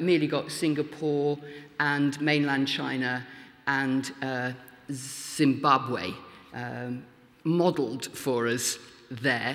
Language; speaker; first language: English; native; English